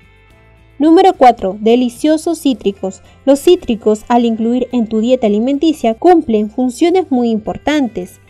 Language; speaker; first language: Spanish; native; Spanish